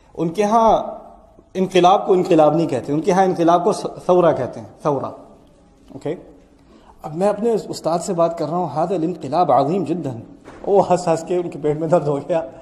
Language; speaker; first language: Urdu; early bilingual, heritage; Urdu